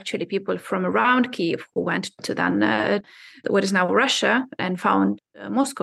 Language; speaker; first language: English; non-native, fluent; Ukrainian